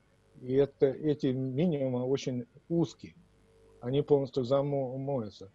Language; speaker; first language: Russian; native; Russian